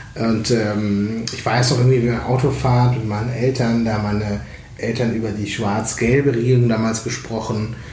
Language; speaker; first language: German; native; German